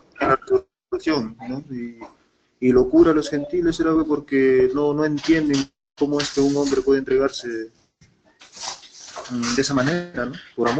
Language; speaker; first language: Spanish; native; Spanish